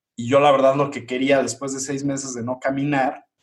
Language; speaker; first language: Spanish; native; Spanish